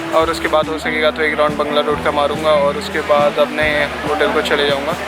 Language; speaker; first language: Hindi; native; Hindi